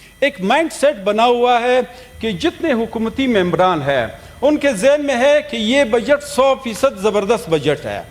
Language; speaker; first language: Urdu; non-native, local second language; Pashto